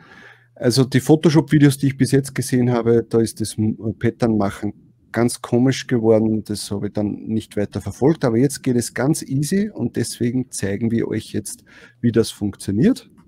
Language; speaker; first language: German; native; German